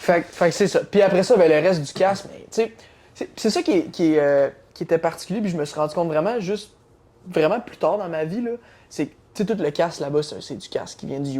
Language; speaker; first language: French; native; French